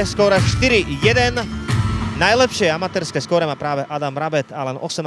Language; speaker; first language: Slovak; native; Slovak